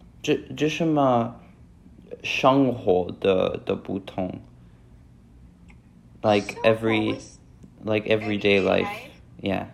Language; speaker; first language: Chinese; non-native, learner; English